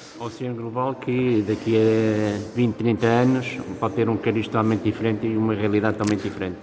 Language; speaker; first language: Portuguese; native; Portuguese